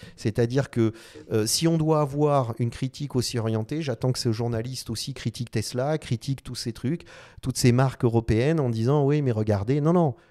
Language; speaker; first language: French; non-native, local second language; Arabic